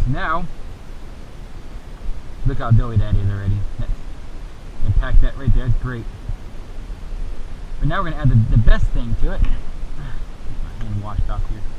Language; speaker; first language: English; native; English